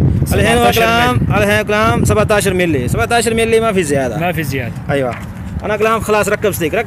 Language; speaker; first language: Arabic; non-native, learner; Punjabi